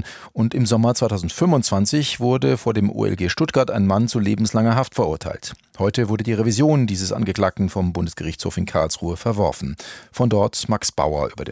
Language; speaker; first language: German; native; German